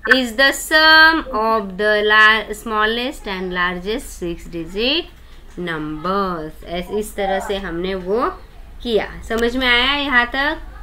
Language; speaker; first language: Hindi; non-native, local second language; Marathi